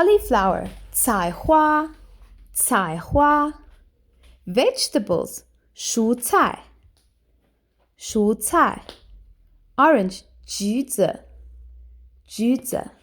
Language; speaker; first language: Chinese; non-native, fluent; English